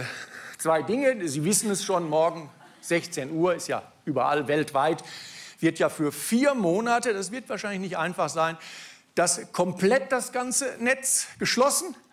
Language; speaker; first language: German; native; German